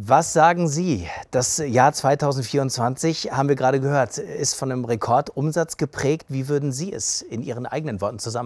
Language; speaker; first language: German; native; German